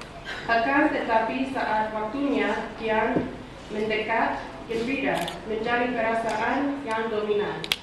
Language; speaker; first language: Indonesian; non-native, learner; English